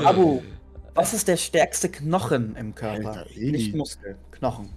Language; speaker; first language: German; native; German